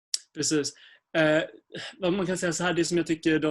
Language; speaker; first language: Swedish; native; Swedish